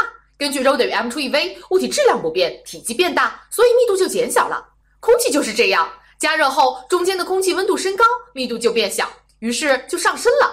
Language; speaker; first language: Chinese; native; Chinese